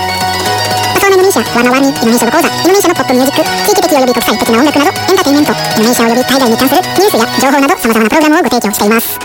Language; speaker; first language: Japanese; non-native, fluent; Indonesian